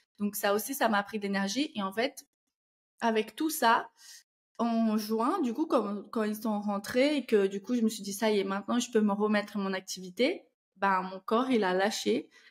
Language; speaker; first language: French; non-native, fluent; Portuguese